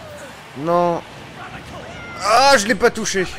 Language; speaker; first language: French; native; French